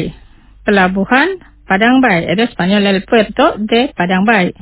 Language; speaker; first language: Spanish; non-native, fluent; Indonesian